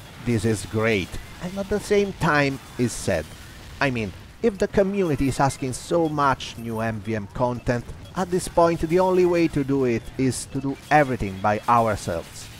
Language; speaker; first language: English; non-native, fluent; Italian